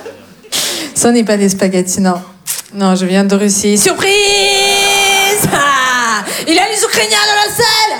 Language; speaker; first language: French; non-native, fluent; Russian